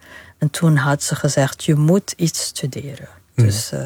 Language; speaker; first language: Dutch; non-native, fluent; Arabic